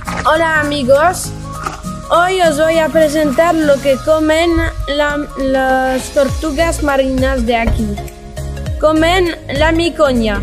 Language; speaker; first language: Spanish; non-native, fluent; French